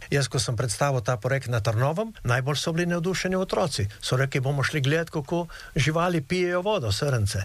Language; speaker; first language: Slovenian; native; Slovenian